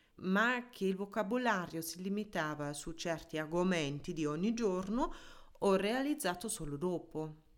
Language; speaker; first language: Italian; non-native, fluent; German